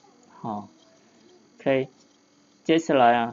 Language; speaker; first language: Chinese; non-native, fluent; Lao